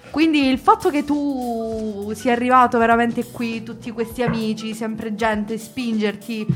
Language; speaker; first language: Italian; native; Italian